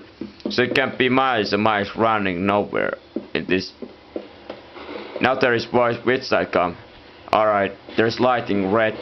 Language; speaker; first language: English; non-native, fluent; Italian